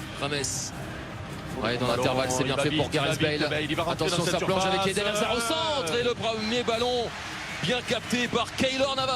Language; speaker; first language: French; native; French